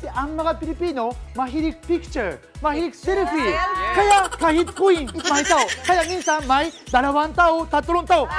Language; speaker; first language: Filipino; non-native, fluent; Japanese